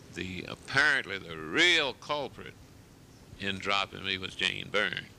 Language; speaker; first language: English; native; English